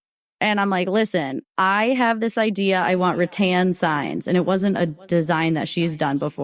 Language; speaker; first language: English; native; English